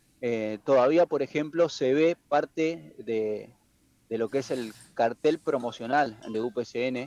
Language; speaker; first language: Spanish; native; Spanish